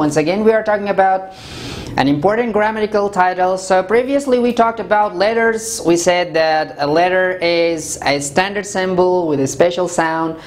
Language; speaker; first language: English; non-native, fluent; Persian